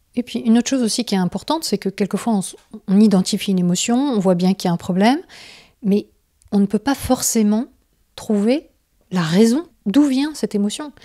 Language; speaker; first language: French; native; French